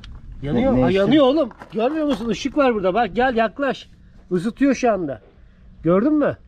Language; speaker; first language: Turkish; native; Turkish